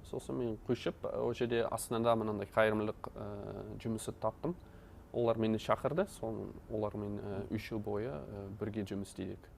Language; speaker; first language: Kazakh; non-native, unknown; Dutch